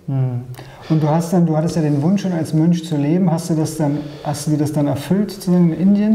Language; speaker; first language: German; native; German